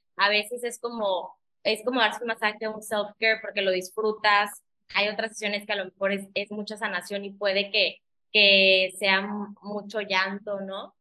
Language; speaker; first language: Spanish; early bilingual, heritage; Spanish